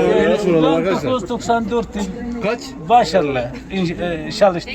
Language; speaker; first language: Turkish; non-native, learner; Arabic